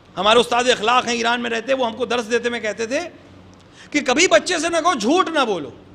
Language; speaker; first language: Urdu; native; Urdu